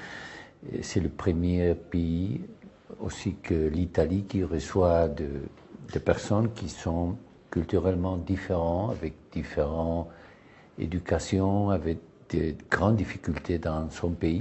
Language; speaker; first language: French; non-native, learner; Spanish